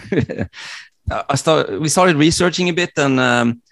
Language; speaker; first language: English; non-native, fluent; Norwegian